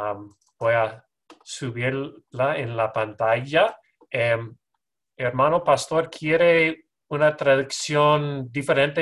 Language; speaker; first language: Spanish; non-native, learner; English